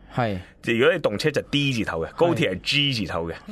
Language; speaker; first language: Cantonese; native; Cantonese